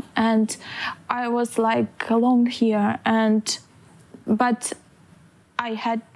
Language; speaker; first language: English; non-native, fluent; Ukrainian